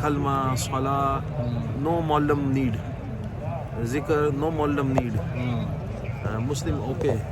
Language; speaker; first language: English; non-native, learner; Urdu